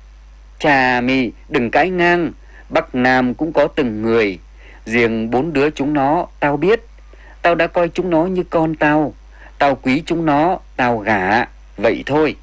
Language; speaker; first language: Vietnamese; native; Vietnamese